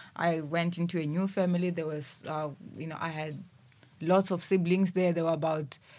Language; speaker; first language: English; non-native, local second language; Venda